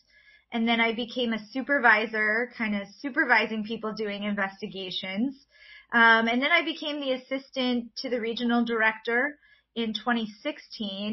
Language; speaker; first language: English; native; English